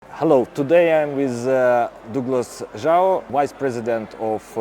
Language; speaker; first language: English; non-native, fluent; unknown